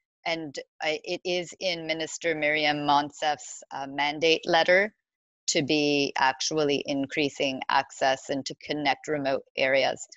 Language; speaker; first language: English; native; English